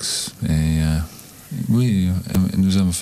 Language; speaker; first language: French; non-native, learner; English